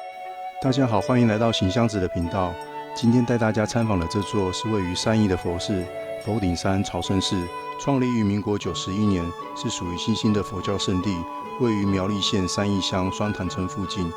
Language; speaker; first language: Chinese; native; Chinese